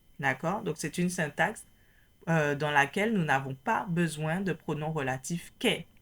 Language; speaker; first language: French; native; French